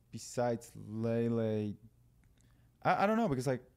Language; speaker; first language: English; non-native, fluent; Dutch